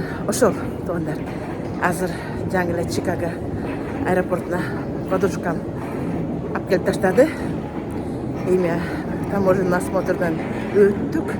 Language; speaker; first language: Kyrgyz; native; Kyrgyz